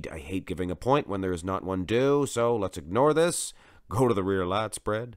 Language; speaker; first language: English; native; English